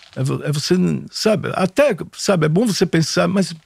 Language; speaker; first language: Portuguese; native; Portuguese